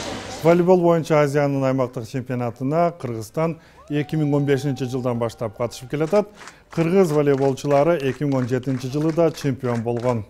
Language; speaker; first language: Kyrgyz; native; Kyrgyz